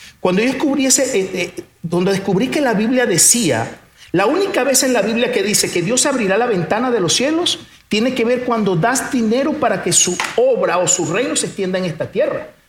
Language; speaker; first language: Spanish; early bilingual, other home language; Portuguese